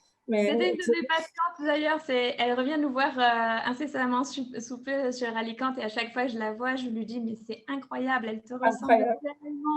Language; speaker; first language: French; native; French